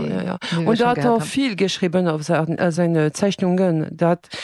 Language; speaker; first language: German; non-native, fluent; French